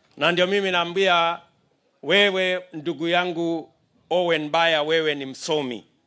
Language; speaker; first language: Swahili; non-native, local second language; Kalenjin